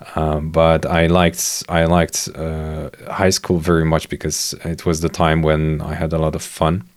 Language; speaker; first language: English; non-native, fluent; Polish